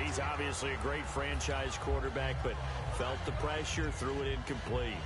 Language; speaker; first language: English; native; English